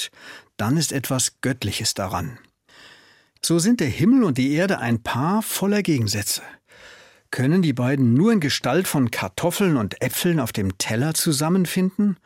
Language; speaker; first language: German; native; German